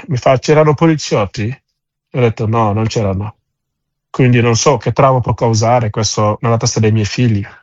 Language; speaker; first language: Italian; non-native, fluent; Wolof